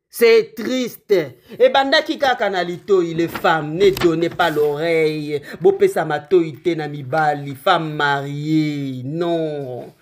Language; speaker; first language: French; non-native, local second language; Lingala